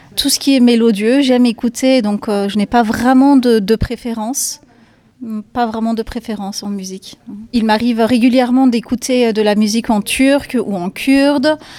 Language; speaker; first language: French; non-native, fluent; Kurdish